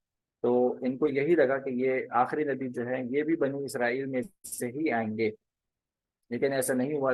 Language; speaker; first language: Urdu; native; Urdu